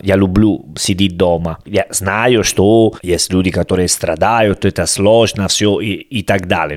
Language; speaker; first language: Russian; non-native, learner; Italian